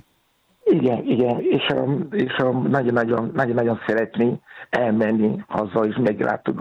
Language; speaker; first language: Hungarian; non-native, fluent; Yoruba